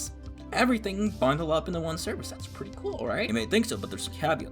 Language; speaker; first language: English; native; English